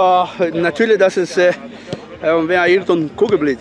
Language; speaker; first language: German; non-native, learner; Portuguese